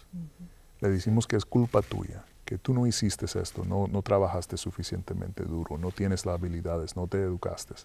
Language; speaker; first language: Spanish; early bilingual, heritage; Spanish